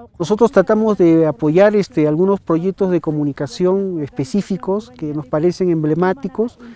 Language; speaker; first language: Spanish; native; Spanish